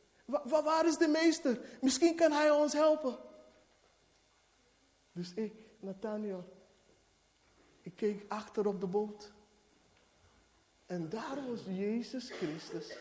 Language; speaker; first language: Dutch; non-native, fluent; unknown